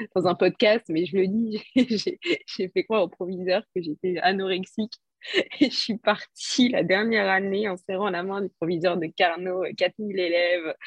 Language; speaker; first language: French; native; French